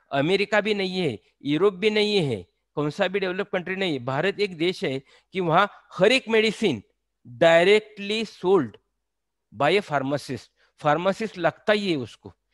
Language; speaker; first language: Hindi; non-native, local second language; Marathi